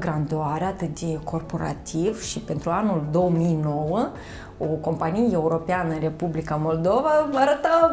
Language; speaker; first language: Romanian; native; Romanian